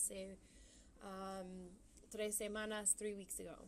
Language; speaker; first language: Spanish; non-native, fluent; English